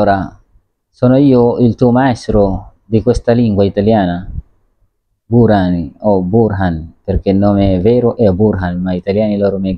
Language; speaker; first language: Italian; non-native, learner; Swahili